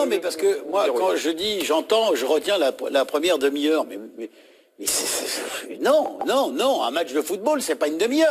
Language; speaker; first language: French; native; French